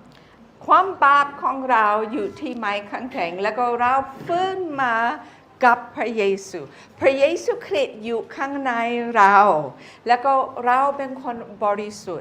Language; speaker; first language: Thai; non-native, fluent; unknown